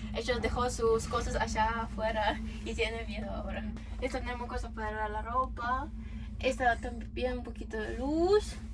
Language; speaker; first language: Spanish; non-native, learner; Ukrainian